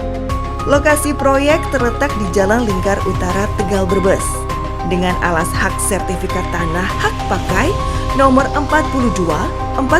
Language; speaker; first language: Indonesian; native; Indonesian